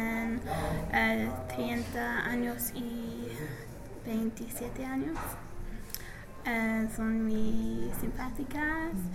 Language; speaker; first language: Spanish; non-native, learner; English